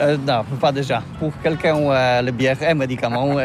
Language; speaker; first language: French; non-native, learner; Polish